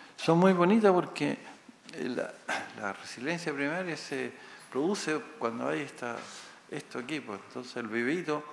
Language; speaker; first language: Spanish; native; Spanish